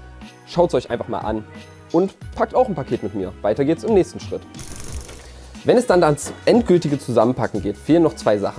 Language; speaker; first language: German; native; German